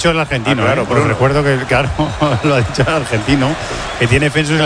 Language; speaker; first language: Spanish; native; Spanish